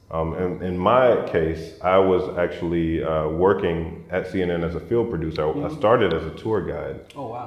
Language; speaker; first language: English; native; English